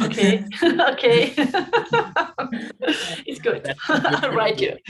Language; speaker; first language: English; non-native, fluent; German